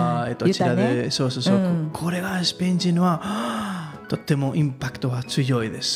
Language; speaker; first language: Japanese; non-native, learner; Catalan